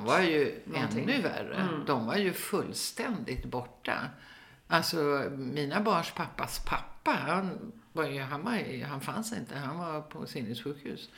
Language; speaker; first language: Swedish; native; Swedish